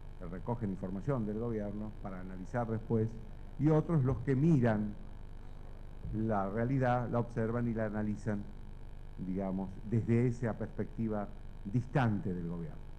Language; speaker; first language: Spanish; native; Spanish